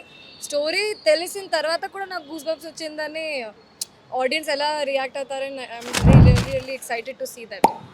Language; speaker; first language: Telugu; non-native, fluent; Hindi